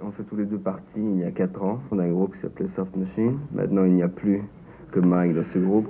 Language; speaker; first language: French; native; French